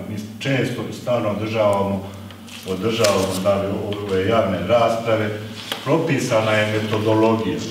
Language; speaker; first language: Bosnian; native; Bosnian